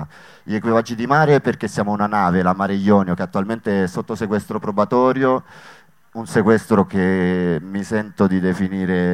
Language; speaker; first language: Italian; native; Italian